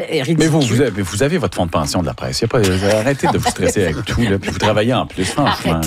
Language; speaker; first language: French; native; French